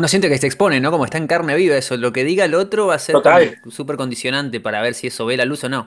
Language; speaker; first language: Spanish; native; Spanish